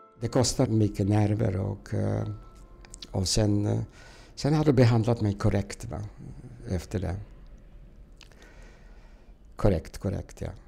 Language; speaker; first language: Swedish; non-native, fluent; Polish